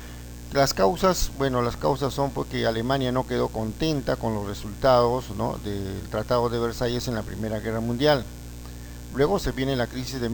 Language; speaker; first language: Spanish; native; Spanish